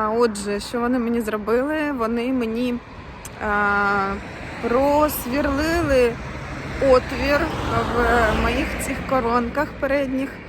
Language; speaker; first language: Ukrainian; native; Ukrainian